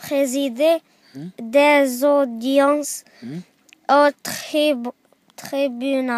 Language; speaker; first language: French; non-native, learner; Arabic